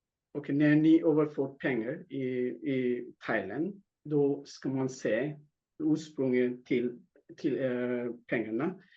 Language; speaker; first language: Swedish; non-native, fluent; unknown